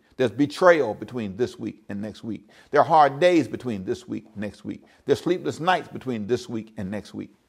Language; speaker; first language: English; native; English